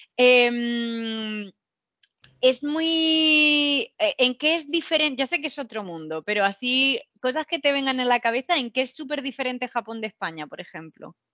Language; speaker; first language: Spanish; native; Spanish